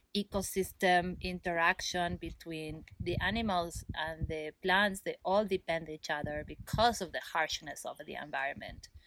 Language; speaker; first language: English; non-native, fluent; Spanish